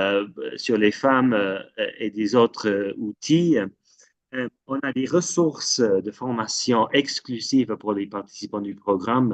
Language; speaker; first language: French; non-native, fluent; English